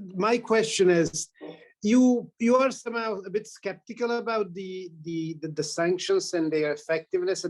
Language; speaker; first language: English; non-native, fluent; Italian